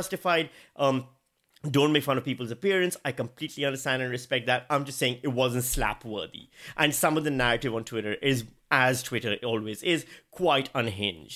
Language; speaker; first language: English; non-native, local second language; Urdu